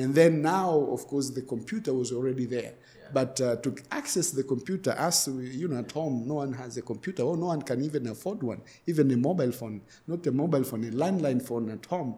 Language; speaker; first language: English; non-native, local second language; Swahili